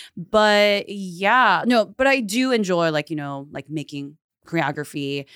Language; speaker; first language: English; early bilingual, other home language; Japanese